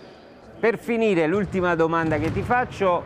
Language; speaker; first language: Italian; native; Italian